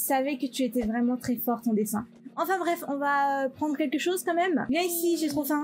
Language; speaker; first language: French; native; French